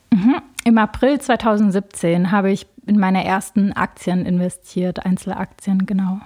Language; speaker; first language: German; early bilingual, other home language; Albanian